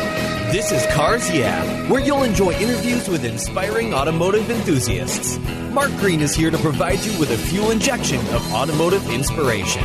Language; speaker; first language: English; native; English